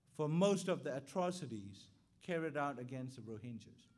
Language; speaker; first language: English; non-native, fluent; Burmese